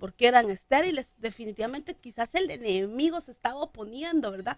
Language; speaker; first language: Spanish; native; Spanish